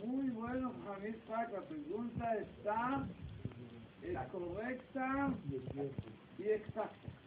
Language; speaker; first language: Spanish; non-native, learner; Hebrew